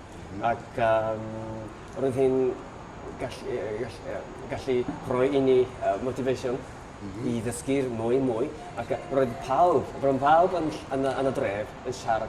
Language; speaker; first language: Welsh; non-native, learner; Japanese